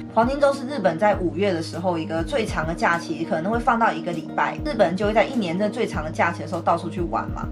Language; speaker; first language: Chinese; native; Chinese